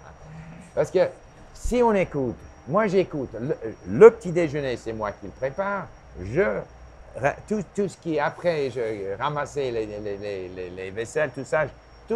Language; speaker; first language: French; non-native, local second language; English